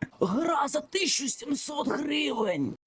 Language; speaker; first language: Ukrainian; native; Ukrainian